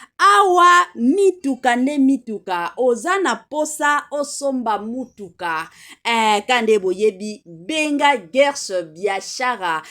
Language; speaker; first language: Lingala; non-native, local second language; Swahili